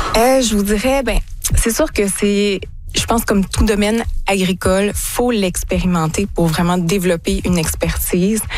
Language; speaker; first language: French; native; French